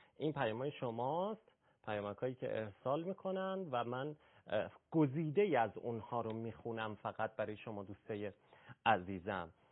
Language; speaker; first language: Persian; native; Persian